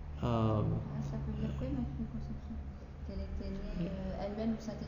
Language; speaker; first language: French; native; French